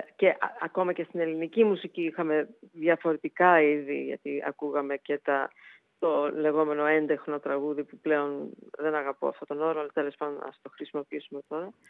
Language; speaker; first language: Greek; early bilingual, heritage; Greek